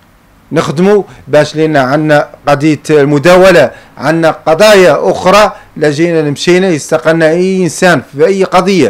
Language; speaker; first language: Arabic; native; Arabic